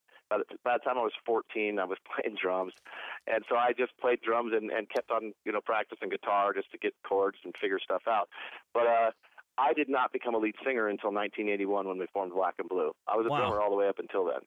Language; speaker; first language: English; native; English